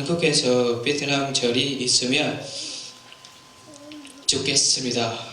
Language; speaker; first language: Korean; non-native, learner; Vietnamese